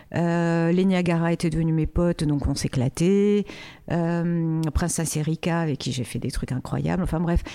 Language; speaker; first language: French; native; French